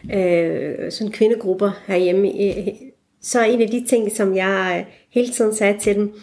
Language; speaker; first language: Danish; early bilingual, other home language; Turkish